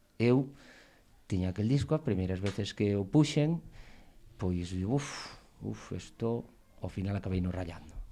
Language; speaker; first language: Galician; non-native, local second language; Spanish